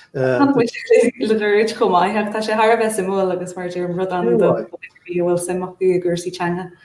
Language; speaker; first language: Irish; non-native, local second language; English